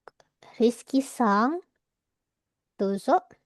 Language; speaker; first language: Japanese; non-native, fluent; Indonesian